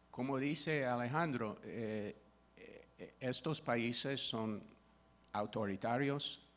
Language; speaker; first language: Spanish; non-native, fluent; English